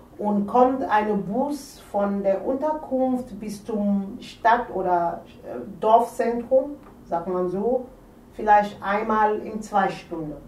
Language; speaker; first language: German; non-native, fluent; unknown